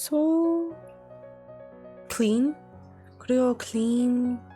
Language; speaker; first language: Korean; non-native, learner; English